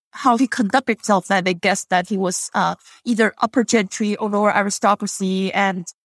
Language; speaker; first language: English; non-native, fluent; Chinese